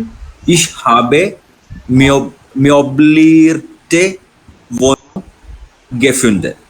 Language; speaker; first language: German; non-native, learner; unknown